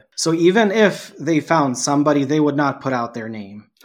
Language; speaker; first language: English; non-native, fluent; Serbian